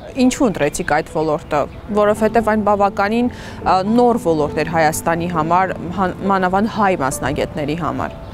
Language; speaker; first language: Armenian; native; Armenian